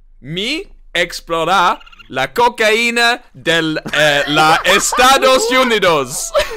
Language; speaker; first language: Spanish; non-native, learner; English